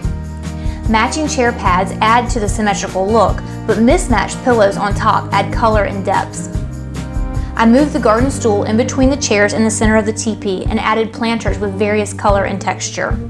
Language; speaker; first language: English; native; English